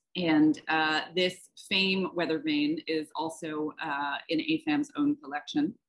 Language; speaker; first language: English; native; English